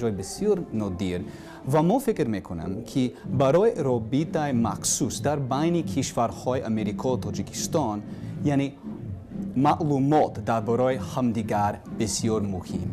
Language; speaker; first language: Persian; non-native, learner; English